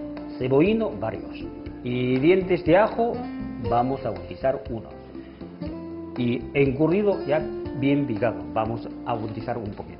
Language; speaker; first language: Spanish; non-native, fluent; Chinese